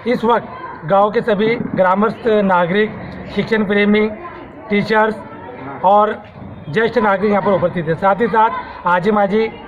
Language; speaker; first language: Hindi; native; Hindi